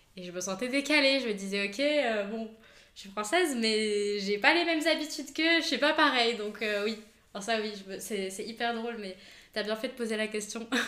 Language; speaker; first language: French; native; French